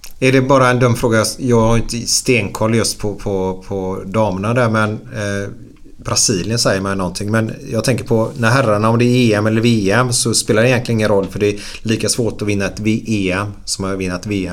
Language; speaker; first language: Swedish; native; Swedish